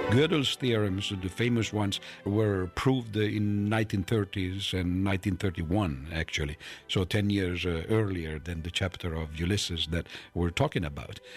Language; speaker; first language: English; non-native, fluent; Italian